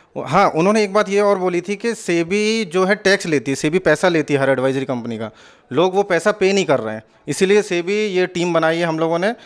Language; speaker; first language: Hindi; native; Hindi